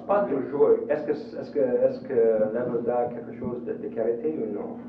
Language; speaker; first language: French; non-native, local second language; English